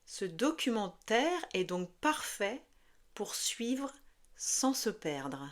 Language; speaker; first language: French; native; French